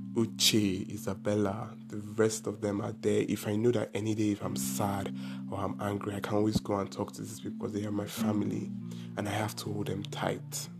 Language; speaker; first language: English; non-native, local second language; Igbo